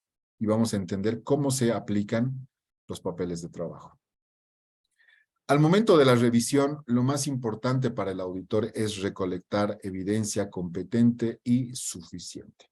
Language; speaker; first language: Spanish; native; Spanish